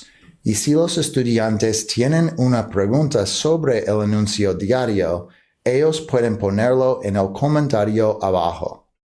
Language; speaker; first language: Spanish; non-native, fluent; English